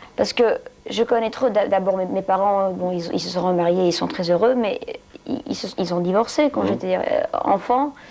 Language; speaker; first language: French; non-native, local second language; Dutch